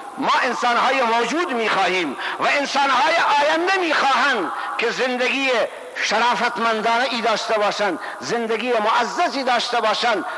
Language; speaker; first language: Persian; non-native, local second language; Baluchi